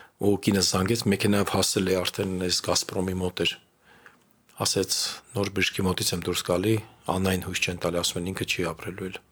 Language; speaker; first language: Armenian; native; Armenian